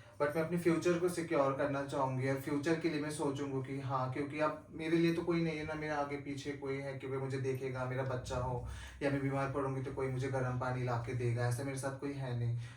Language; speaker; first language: Hindi; non-native, local second language; Nepali